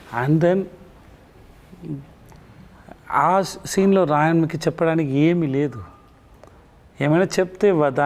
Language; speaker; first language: Telugu; non-native, learner; Tamil